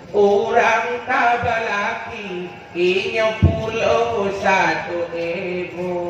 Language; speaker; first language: Malay; non-native, local second language; Achinese